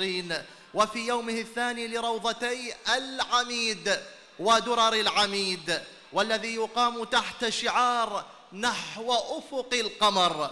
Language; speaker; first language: Arabic; native; Arabic